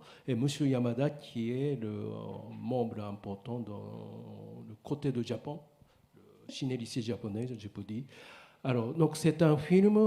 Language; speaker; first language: French; non-native, learner; Japanese